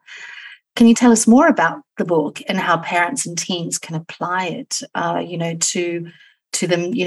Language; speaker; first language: English; native; English